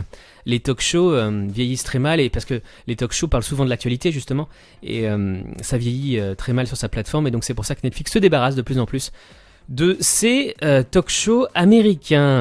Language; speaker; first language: French; native; French